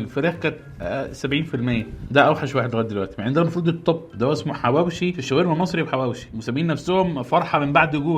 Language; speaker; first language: Arabic; native; Arabic